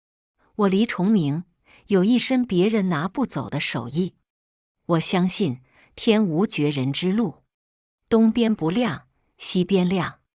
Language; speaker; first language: Chinese; native; Chinese